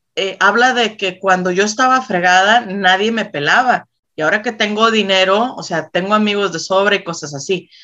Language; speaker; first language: Spanish; native; Spanish